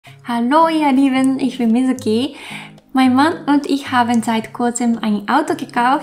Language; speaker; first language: German; non-native, fluent; Japanese